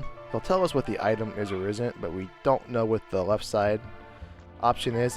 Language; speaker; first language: English; native; English